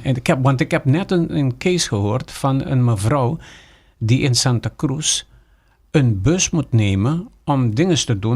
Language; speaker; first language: Dutch; non-native, local second language; Papiamento